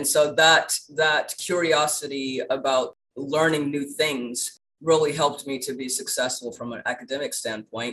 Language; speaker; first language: English; native; English